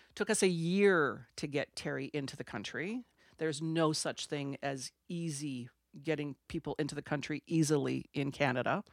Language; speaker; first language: English; non-native, fluent; French